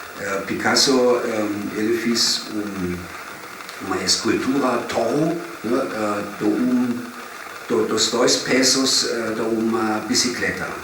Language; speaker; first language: Portuguese; non-native, fluent; German